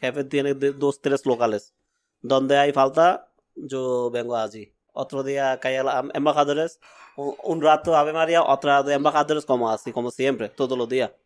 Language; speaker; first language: Spanish; non-native, learner; Bangla